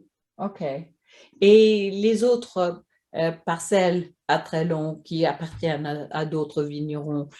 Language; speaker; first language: French; non-native, fluent; Swedish